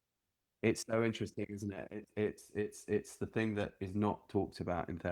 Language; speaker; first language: English; native; English